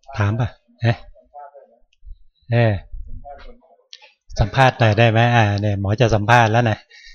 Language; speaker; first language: Thai; native; Thai